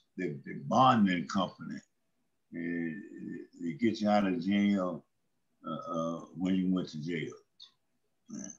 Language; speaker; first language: English; native; English